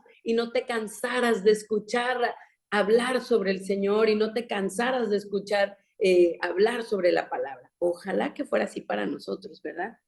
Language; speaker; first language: Spanish; native; Spanish